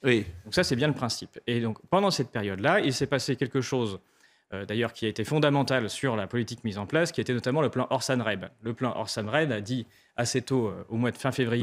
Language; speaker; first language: French; native; French